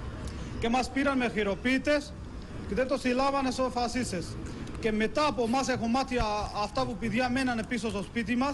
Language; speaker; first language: Greek; non-native, learner; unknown